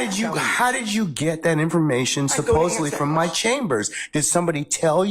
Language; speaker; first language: English; native; English